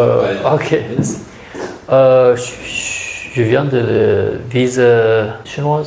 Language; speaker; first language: French; non-native, learner; English